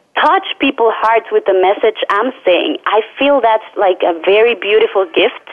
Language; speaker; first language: English; non-native, fluent; Spanish